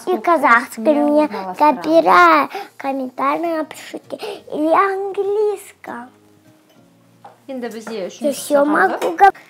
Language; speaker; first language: Russian; non-native, local second language; Kazakh